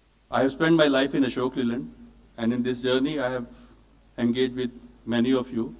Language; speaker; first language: English; non-native, local second language; Hindi